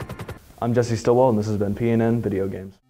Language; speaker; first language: English; native; English